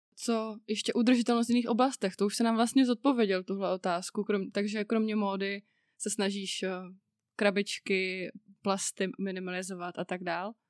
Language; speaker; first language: Czech; native; Czech